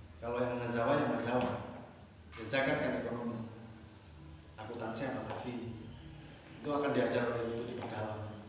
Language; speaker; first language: Indonesian; native; Indonesian